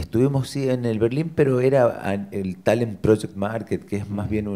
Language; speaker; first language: Spanish; native; Spanish